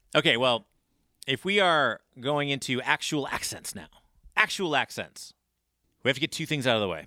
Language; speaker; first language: English; native; English